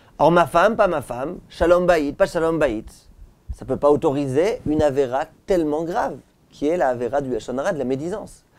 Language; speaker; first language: French; native; French